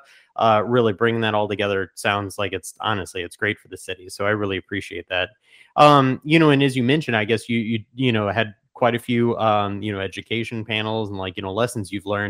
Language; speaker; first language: English; native; English